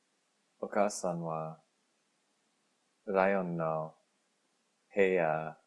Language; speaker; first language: Japanese; non-native, learner; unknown